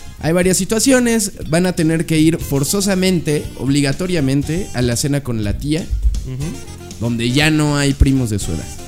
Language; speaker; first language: Spanish; native; Spanish